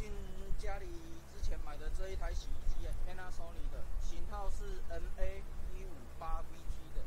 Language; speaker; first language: Chinese; native; Chinese